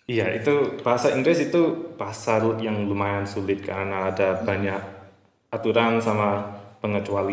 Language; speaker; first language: Indonesian; early bilingual, heritage; English